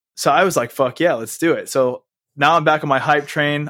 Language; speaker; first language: English; native; English